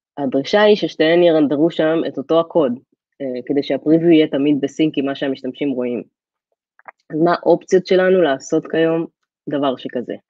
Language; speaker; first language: Hebrew; native; Hebrew